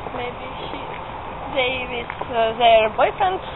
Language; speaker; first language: English; non-native, learner; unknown